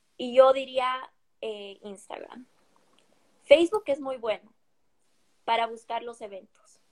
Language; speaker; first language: Spanish; native; Spanish